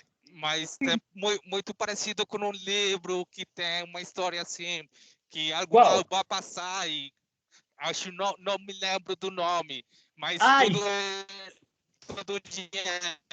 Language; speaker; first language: Portuguese; non-native, learner; Spanish